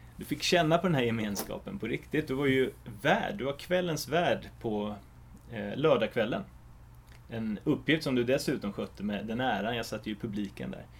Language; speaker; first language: Swedish; native; Swedish